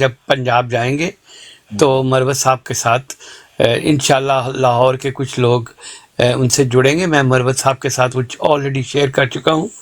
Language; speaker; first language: Urdu; non-native, local second language; Punjabi